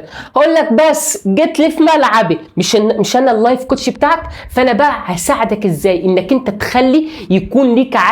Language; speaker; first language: Arabic; native; Arabic